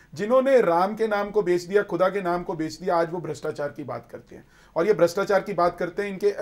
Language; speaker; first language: Hindi; native; Hindi